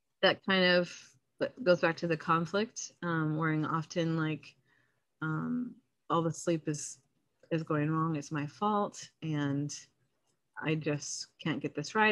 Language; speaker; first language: English; native; English